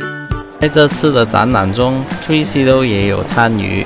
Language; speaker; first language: Chinese; native; Chinese